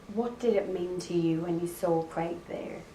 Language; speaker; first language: English; native; English